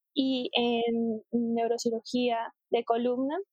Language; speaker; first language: Spanish; native; Spanish